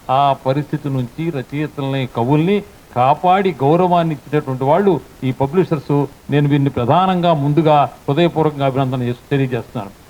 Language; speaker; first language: Telugu; native; Telugu